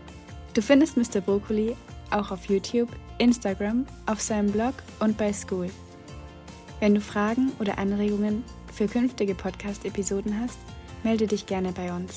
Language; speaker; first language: German; native; German